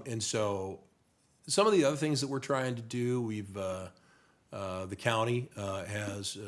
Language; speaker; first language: English; native; English